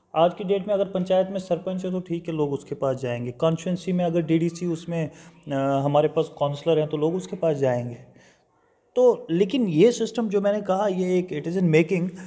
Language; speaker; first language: Hindi; non-native, local second language; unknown